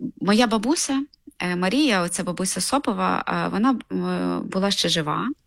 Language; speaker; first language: Ukrainian; native; Ukrainian